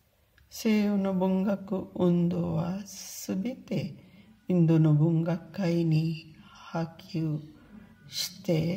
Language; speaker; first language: Japanese; non-native, fluent; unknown